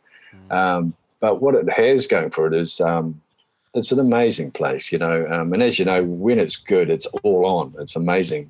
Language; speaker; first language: English; native; English